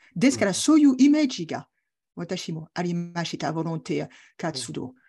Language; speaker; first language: Japanese; non-native, learner; French